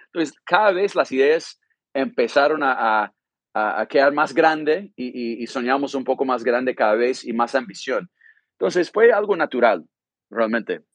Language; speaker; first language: Spanish; non-native, fluent; English